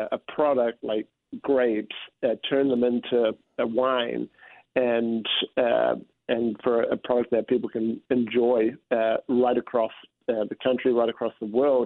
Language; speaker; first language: English; native; English